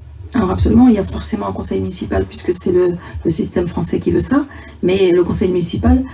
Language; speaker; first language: French; native; French